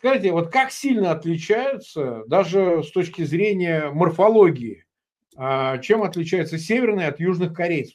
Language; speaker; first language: Russian; native; Russian